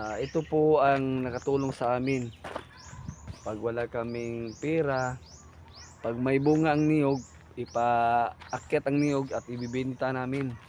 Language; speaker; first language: Filipino; non-native, local second language; Cebuano